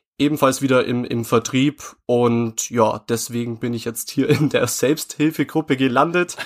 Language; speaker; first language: German; native; German